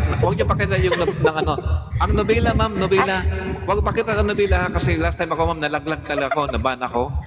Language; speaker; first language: Filipino; native; Filipino